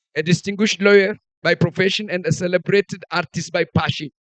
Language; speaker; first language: English; non-native, local second language; Amharic